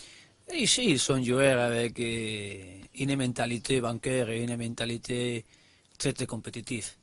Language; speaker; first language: French; non-native, learner; Spanish